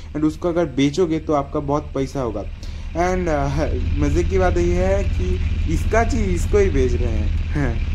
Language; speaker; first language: Hindi; non-native, local second language; Bangla